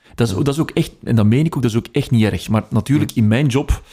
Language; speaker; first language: Dutch; native; Dutch